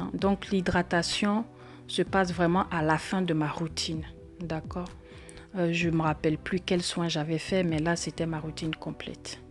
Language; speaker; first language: French; native; French